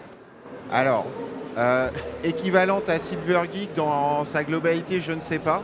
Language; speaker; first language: French; native; French